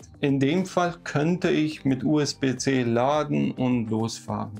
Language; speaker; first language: German; non-native, fluent; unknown